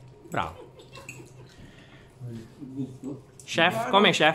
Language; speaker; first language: Italian; non-native, learner; Indonesian